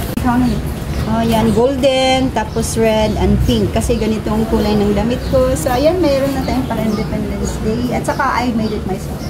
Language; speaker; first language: Filipino; native; Filipino